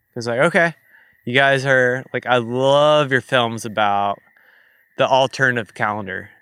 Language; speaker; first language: English; native; English